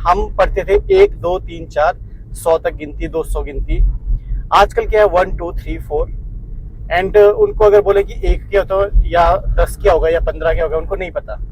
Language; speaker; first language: Hindi; native; Hindi